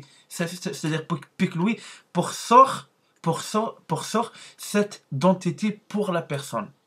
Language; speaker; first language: French; non-native, learner; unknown